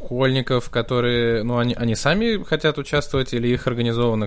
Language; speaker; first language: Russian; native; Russian